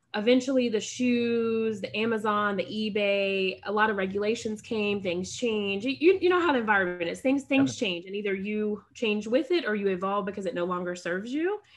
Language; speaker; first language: English; native; English